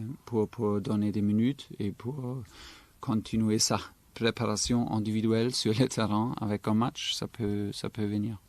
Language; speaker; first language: French; non-native, fluent; German